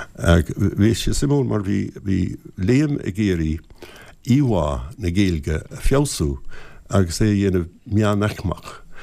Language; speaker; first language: Irish; non-native, local second language; English